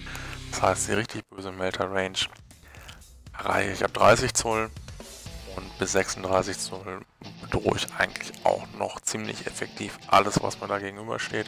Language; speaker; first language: German; native; German